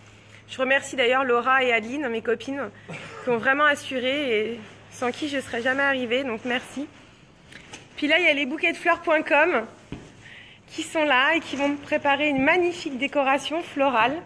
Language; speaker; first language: French; native; French